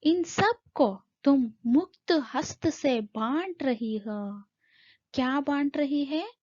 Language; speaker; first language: Hindi; non-native, local second language; Kannada